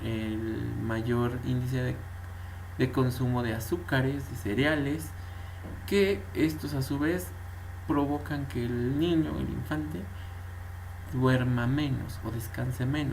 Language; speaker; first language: Spanish; native; Spanish